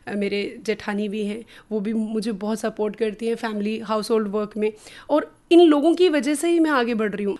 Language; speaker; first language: Hindi; non-native, local second language; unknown